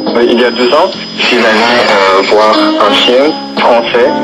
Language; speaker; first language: French; non-native, learner; Korean